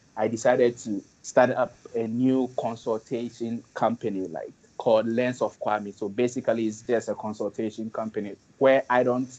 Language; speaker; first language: English; non-native, local second language; Akan